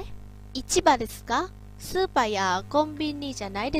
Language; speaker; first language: Japanese; non-native, learner; Vietnamese